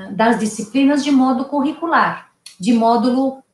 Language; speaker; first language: Portuguese; native; Portuguese